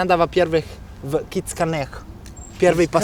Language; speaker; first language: Russian; non-native, fluent; Italian